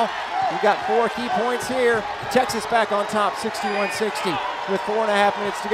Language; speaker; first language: English; native; English